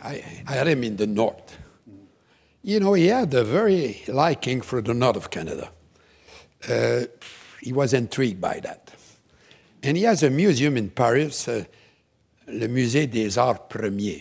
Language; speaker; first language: English; non-native, fluent; French